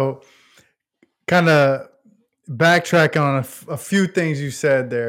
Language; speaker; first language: English; native; English